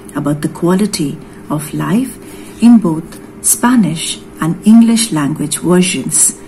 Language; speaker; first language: English; non-native, local second language; Hindi